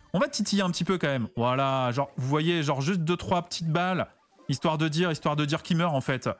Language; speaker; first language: French; native; French